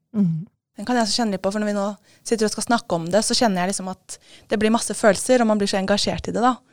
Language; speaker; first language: Norwegian; native; Norwegian